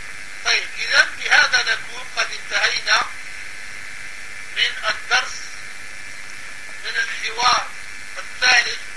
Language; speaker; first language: Arabic; non-native, fluent; French